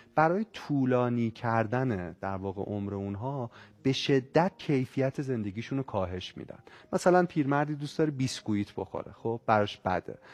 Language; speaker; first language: Persian; native; Persian